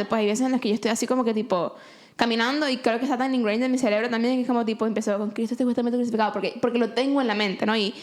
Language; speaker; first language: Spanish; native; Spanish